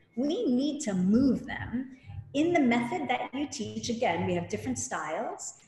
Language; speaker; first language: English; native; English